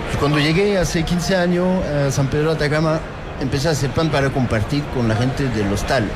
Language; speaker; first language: Spanish; non-native, fluent; French